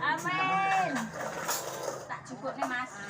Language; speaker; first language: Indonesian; non-native, local second language; Javanese